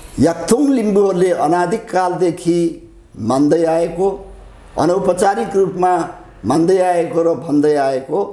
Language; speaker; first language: Nepali; non-native, local second language; Limbu